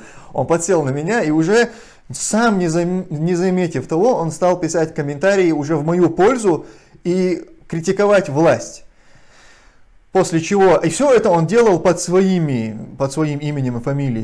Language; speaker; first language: Russian; non-native, local second language; Chechen